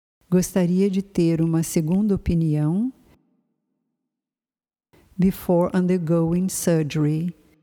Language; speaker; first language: Portuguese; native; Portuguese